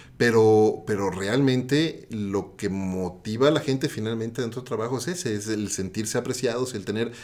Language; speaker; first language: Spanish; native; Spanish